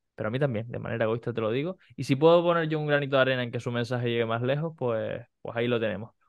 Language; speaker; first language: Spanish; native; Spanish